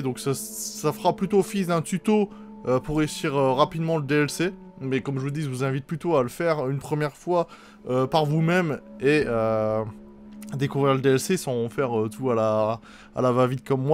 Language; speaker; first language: French; native; French